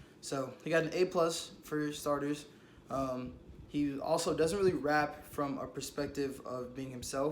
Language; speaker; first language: English; native; English